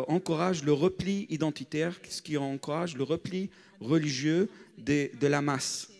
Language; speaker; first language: French; non-native, fluent; Arabic